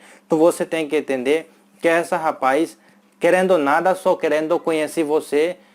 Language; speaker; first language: Portuguese; non-native, fluent; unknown